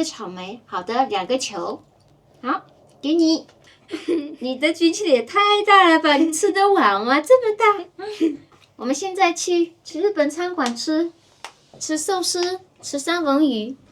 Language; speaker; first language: Chinese; non-native, learner; French